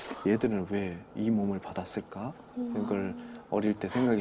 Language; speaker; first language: Korean; native; Korean